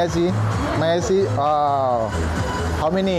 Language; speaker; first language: English; non-native, learner; Indonesian